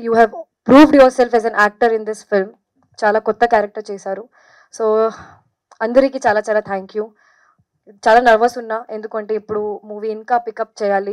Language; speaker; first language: Telugu; non-native, fluent; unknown